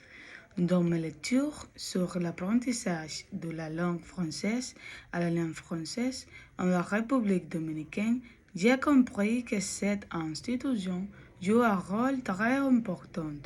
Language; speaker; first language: French; non-native, learner; Spanish